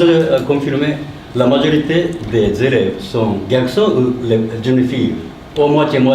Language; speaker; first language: French; non-native, learner; Japanese